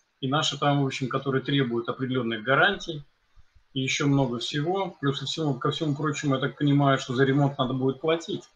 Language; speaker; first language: Russian; native; Russian